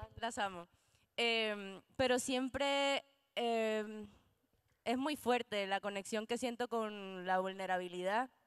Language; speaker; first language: Spanish; native; Spanish